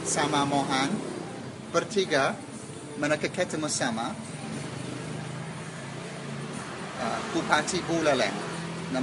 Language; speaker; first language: Indonesian; non-native, learner; English